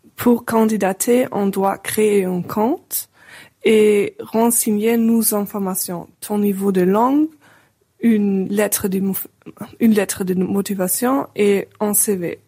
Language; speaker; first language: French; non-native, fluent; German